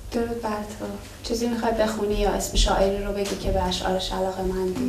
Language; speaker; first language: Persian; native; Persian